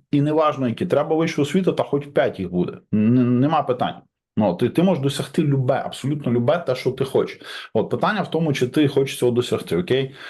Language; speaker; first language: Ukrainian; non-native, local second language; Russian